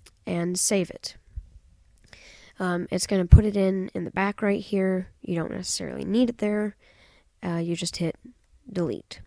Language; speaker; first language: English; native; English